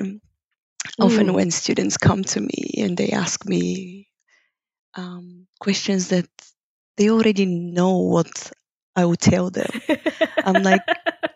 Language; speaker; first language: English; non-native, fluent; Bulgarian